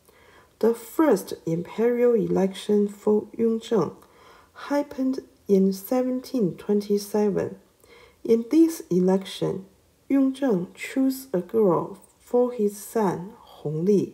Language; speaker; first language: English; non-native, learner; Chinese